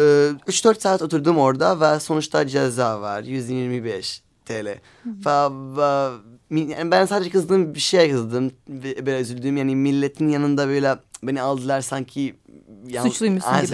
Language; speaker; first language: Turkish; non-native, learner; Arabic